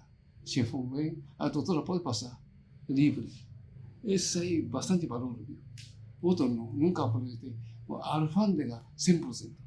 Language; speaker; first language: Portuguese; non-native, learner; Japanese